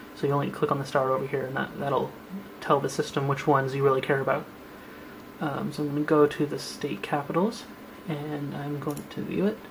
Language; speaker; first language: English; native; English